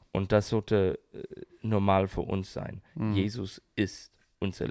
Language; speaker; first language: German; non-native, learner; English